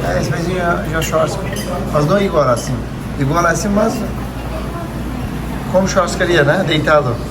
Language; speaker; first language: Portuguese; non-native, learner; Turkish